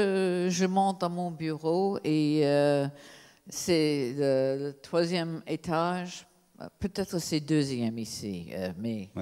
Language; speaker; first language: French; non-native, fluent; English